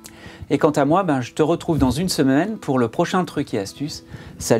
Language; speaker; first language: French; native; French